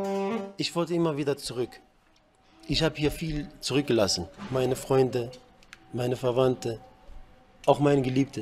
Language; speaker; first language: German; early bilingual, heritage; Kurdish